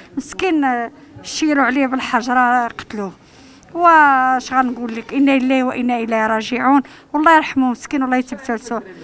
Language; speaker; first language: Arabic; native; Arabic